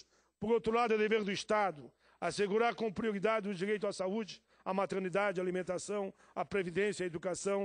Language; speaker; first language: Portuguese; native; Portuguese